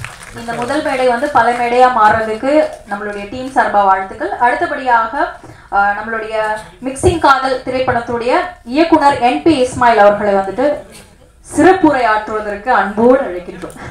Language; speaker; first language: Tamil; native; Tamil